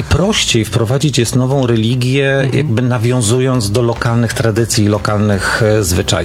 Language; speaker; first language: Polish; native; Polish